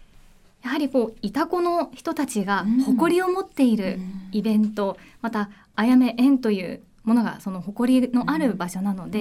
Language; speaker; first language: Japanese; native; Japanese